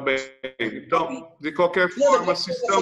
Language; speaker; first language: Portuguese; native; Portuguese